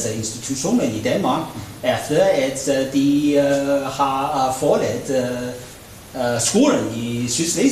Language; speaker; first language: Danish; non-native, learner; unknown